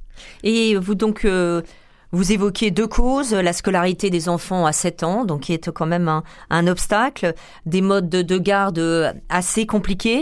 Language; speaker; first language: French; native; French